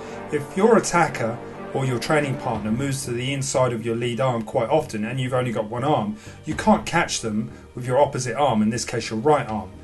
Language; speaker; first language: English; native; English